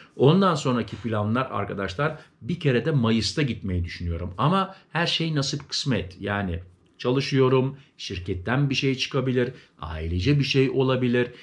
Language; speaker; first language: Turkish; early bilingual, heritage; Turkish